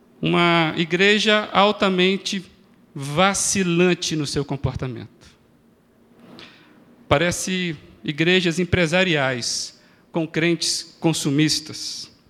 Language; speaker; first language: Portuguese; native; Portuguese